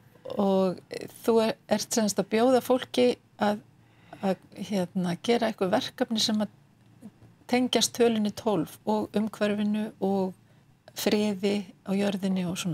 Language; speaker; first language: Icelandic; native; Icelandic